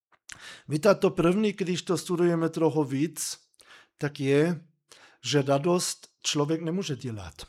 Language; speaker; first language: Czech; non-native, fluent; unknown